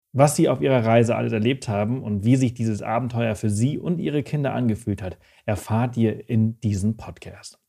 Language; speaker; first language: German; early bilingual, heritage; German